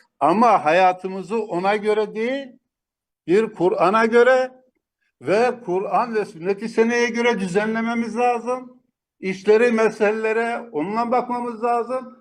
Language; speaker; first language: Turkish; native; Turkish